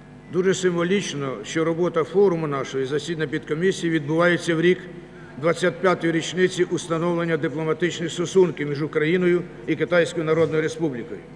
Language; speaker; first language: Ukrainian; native; Ukrainian